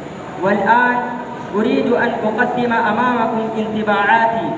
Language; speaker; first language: Arabic; non-native, learner; Urdu